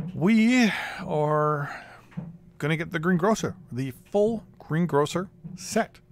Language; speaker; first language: English; native; English